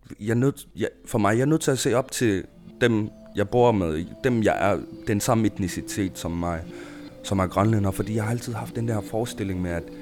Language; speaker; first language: Danish; non-native, local second language; Kalaallisut